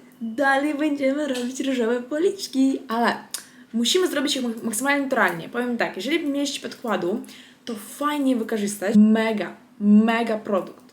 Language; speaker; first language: Polish; non-native, fluent; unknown